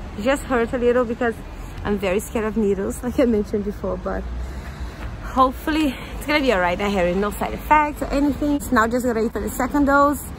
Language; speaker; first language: English; non-native, fluent; Portuguese